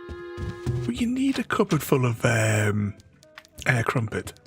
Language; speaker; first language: English; native; English